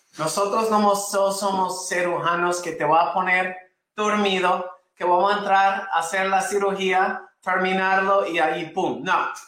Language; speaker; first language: Spanish; non-native, fluent; English